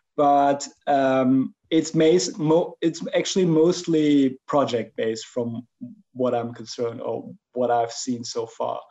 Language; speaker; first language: English; non-native, fluent; German